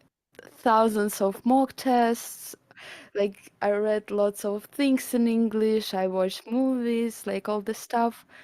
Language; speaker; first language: English; non-native, fluent; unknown